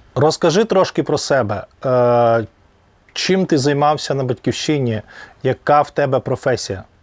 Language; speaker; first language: Ukrainian; native; Ukrainian